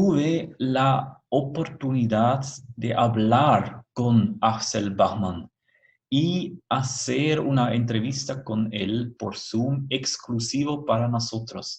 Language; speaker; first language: Spanish; non-native, fluent; German